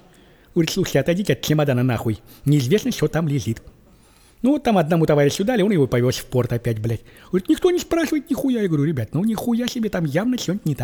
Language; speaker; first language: Russian; native; Russian